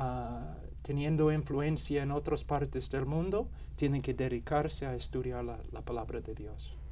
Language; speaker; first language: Spanish; non-native, fluent; English